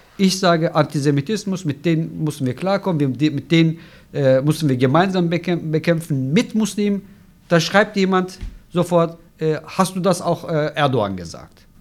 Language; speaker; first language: German; non-native, fluent; Turkish